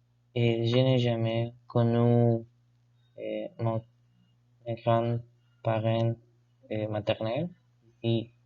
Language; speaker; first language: French; non-native, learner; Spanish